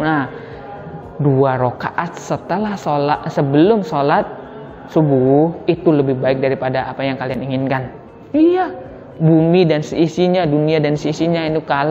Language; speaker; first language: Indonesian; native; Indonesian